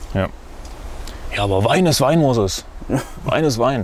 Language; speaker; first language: German; native; German